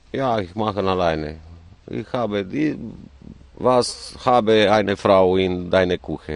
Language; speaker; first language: German; non-native, learner; Romanian